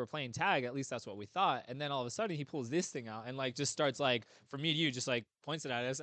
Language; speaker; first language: English; native; English